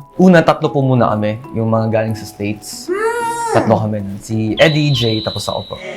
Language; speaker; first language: Filipino; early bilingual, heritage; Filipino